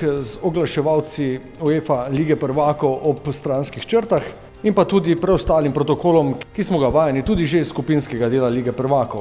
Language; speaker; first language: Slovenian; native; Slovenian